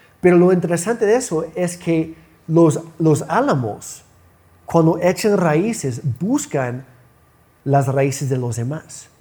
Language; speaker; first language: Spanish; non-native, fluent; English